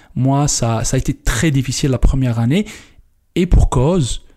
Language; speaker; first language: French; non-native, local second language; Kabyle